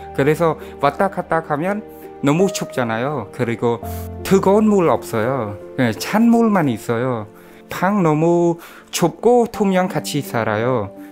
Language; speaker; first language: Korean; non-native, learner; Khmer